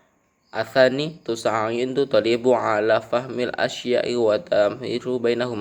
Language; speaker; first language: Arabic; non-native, learner; Indonesian